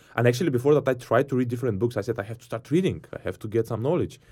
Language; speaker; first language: English; non-native, fluent; Bulgarian